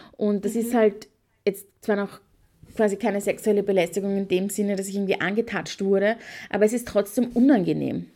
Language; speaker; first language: German; native; German